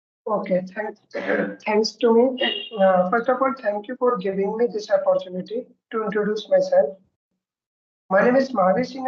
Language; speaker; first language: English; non-native, learner; Hindi